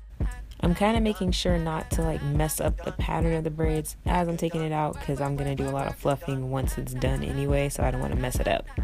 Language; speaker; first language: English; native; English